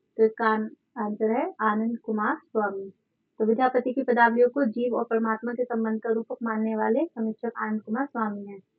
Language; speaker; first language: Hindi; native; Hindi